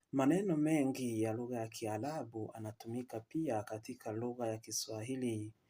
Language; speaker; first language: Swahili; non-native, local second language; Kinyarwanda